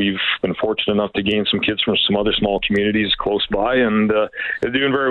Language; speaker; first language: English; native; English